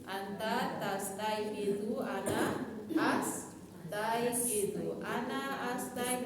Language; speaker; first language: Arabic; non-native, fluent; Indonesian